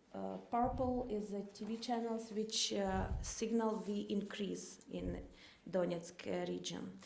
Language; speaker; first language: English; non-native, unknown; Ukrainian